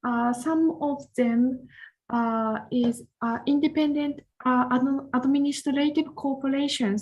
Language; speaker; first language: English; non-native, learner; Japanese